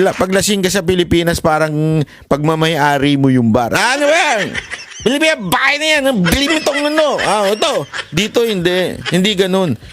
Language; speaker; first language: Filipino; native; Filipino